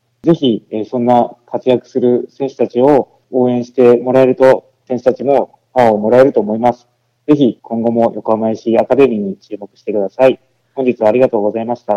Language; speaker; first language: Japanese; native; Japanese